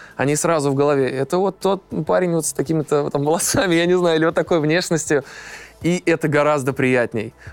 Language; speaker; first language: Russian; native; Russian